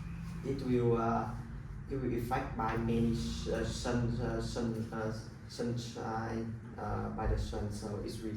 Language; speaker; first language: English; non-native, learner; Vietnamese